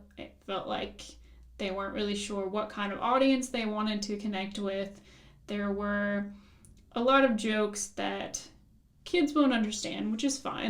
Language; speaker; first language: English; native; English